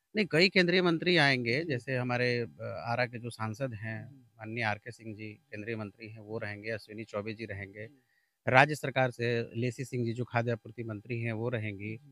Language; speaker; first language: Hindi; native; Hindi